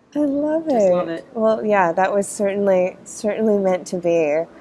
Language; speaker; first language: English; native; English